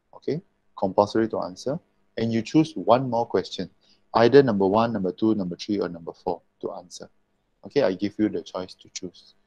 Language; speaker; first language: English; non-native, local second language; Malay